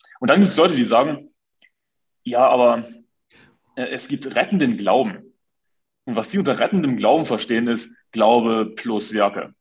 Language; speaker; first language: German; native; German